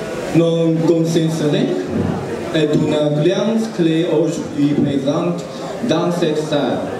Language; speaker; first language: French; non-native, learner; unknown